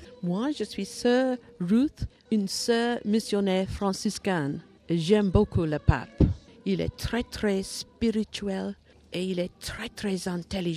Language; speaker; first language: French; non-native, learner; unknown